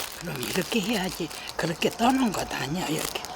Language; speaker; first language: Korean; non-native, learner; Vietnamese